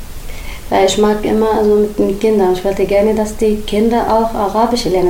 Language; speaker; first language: German; non-native, learner; Arabic